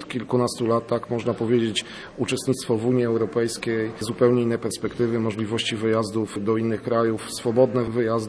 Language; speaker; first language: Polish; native; Polish